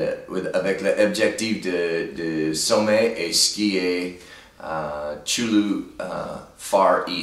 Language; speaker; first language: French; non-native, learner; English